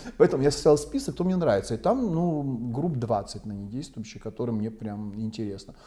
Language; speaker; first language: Russian; native; Russian